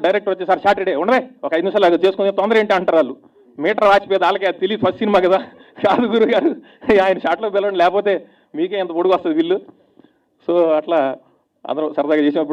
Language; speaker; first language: Telugu; native; Telugu